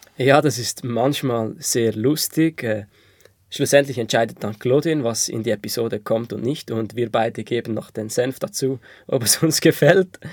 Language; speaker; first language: German; native; German